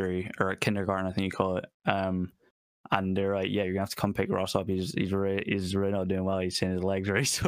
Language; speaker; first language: English; native; English